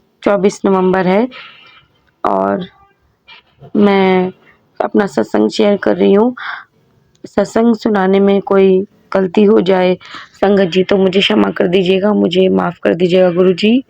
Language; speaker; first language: Hindi; native; Hindi